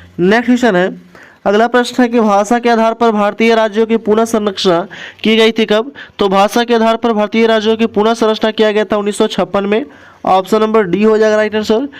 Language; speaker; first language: Hindi; native; Hindi